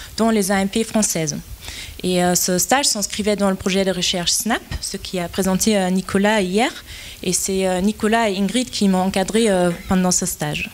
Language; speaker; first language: French; non-native, fluent; German